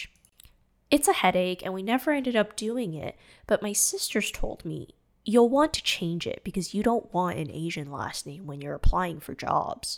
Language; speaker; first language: English; non-native, fluent; Cantonese